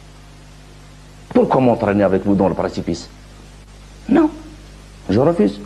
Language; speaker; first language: French; non-native, local second language; Kabyle